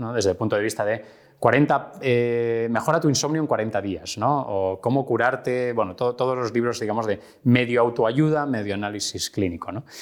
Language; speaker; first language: Spanish; native; Spanish